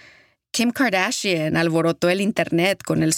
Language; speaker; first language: Spanish; early bilingual, heritage; Spanish